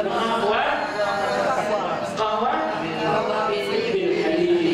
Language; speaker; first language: Arabic; non-native, fluent; Malay